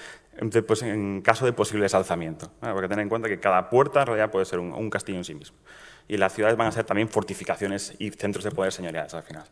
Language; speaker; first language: Spanish; native; Spanish